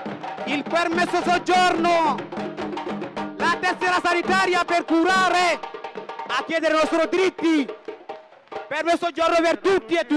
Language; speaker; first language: Italian; non-native, learner; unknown